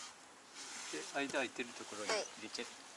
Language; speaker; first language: Japanese; native; Japanese